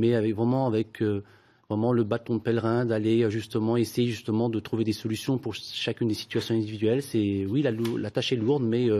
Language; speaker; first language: French; native; French